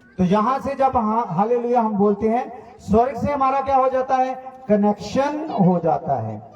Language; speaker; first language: Hindi; non-native, local second language; Punjabi